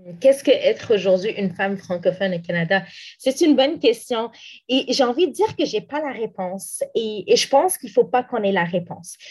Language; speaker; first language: French; non-native, local second language; Arabic